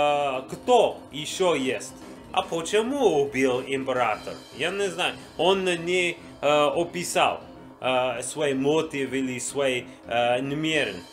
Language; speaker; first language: Russian; non-native, learner; English